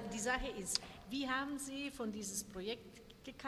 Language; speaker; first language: German; non-native, fluent; Spanish